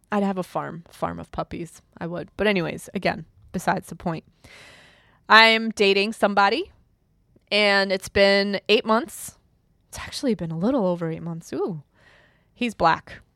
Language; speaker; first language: English; early bilingual, other home language; German